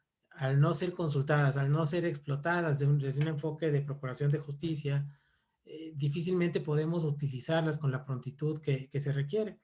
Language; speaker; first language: Spanish; native; Spanish